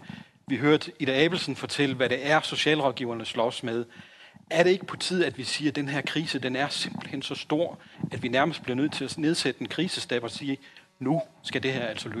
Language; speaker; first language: Danish; native; Danish